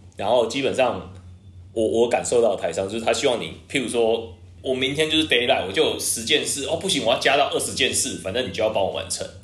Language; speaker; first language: Chinese; native; Chinese